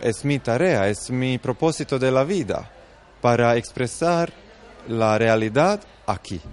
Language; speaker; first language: Spanish; non-native, fluent; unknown